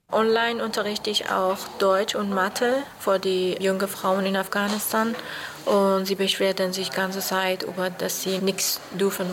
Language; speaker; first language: German; non-native, fluent; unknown